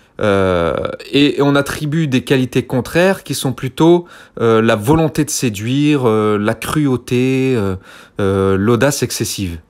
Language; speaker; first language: French; early bilingual, other home language; Kabyle